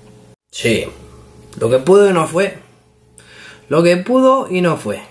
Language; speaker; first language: Spanish; native; Spanish